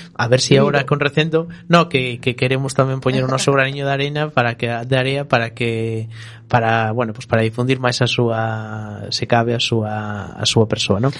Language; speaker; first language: Galician; non-native, local second language; Spanish